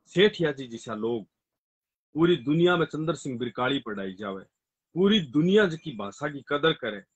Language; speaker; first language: Hindi; non-native, local second language; Rajasthani